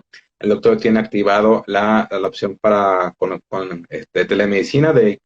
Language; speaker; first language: Spanish; native; Spanish